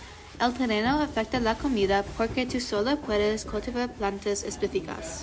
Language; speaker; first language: Spanish; non-native, learner; English